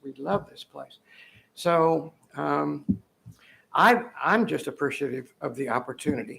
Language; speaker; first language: English; native; English